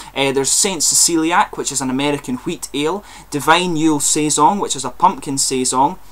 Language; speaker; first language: English; native; English